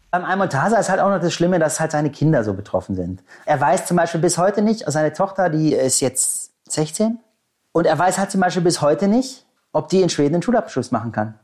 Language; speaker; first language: German; native; German